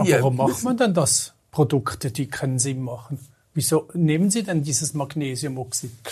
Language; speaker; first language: German; native; German